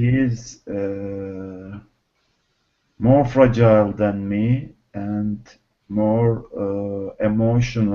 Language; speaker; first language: English; non-native, learner; Turkish